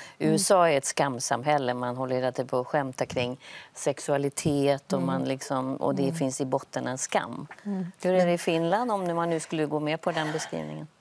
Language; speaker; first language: Swedish; native; Swedish